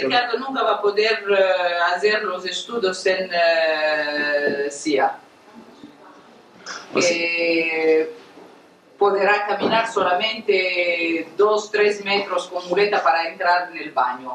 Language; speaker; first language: Spanish; non-native, learner; Italian